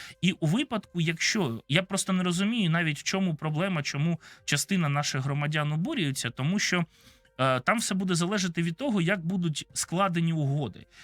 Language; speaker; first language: Ukrainian; non-native, local second language; Russian